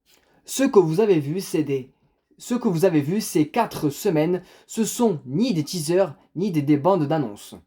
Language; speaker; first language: French; native; French